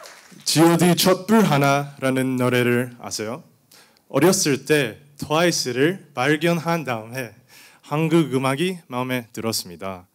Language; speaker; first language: Korean; non-native, learner; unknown